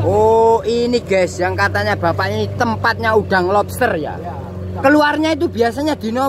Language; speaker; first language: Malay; non-native, local second language; Javanese